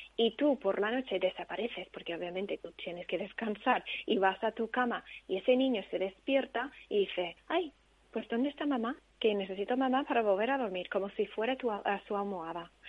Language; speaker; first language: Spanish; non-native, fluent; English